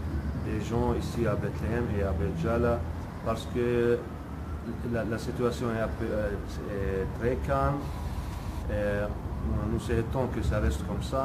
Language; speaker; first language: French; non-native, local second language; Arabic